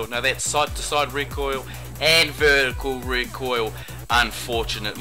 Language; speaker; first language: English; native; English